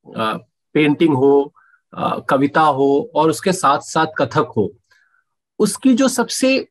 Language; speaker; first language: Hindi; native; Hindi